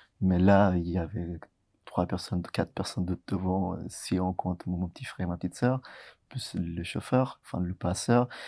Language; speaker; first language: French; early bilingual, other home language; Tigrinya